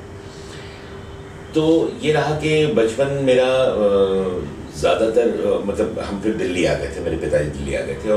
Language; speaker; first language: Hindi; native; Hindi